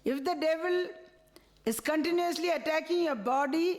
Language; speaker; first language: English; non-native, local second language; Tamil